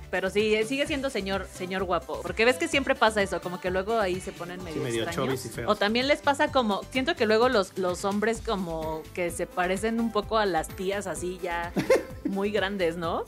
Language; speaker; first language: Spanish; native; Spanish